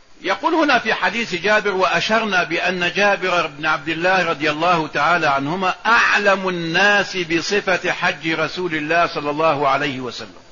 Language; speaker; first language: Arabic; native; Arabic